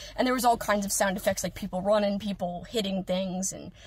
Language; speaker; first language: English; native; English